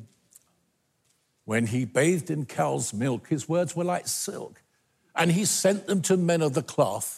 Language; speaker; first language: English; native; English